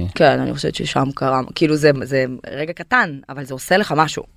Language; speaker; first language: Hebrew; non-native, fluent; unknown